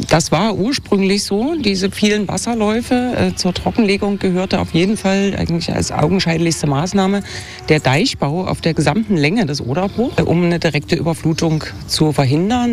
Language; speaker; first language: German; native; German